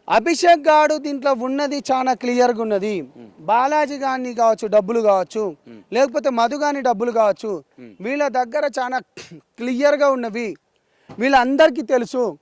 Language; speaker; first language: Telugu; non-native, local second language; Lambadi